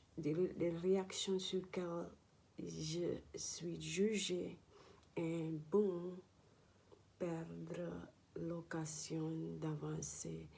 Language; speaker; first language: French; non-native, learner; Dutch